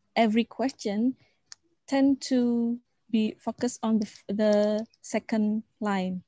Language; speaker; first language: English; non-native, fluent; Indonesian